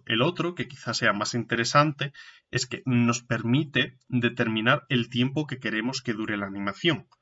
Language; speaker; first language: Spanish; native; Spanish